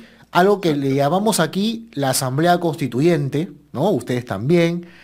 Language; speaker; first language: Spanish; native; Spanish